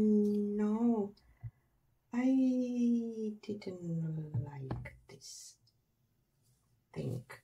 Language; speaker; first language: English; non-native, fluent; Czech